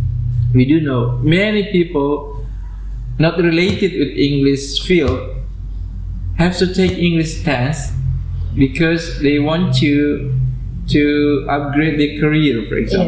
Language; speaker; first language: English; non-native, fluent; Indonesian